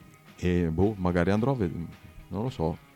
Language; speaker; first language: Italian; native; Italian